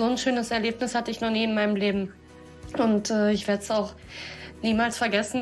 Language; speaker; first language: German; native; German